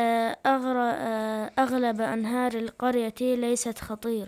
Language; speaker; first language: Arabic; early bilingual, other home language; Chechen